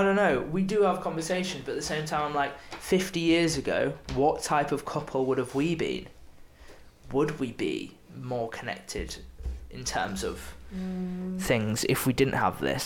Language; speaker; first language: English; native; English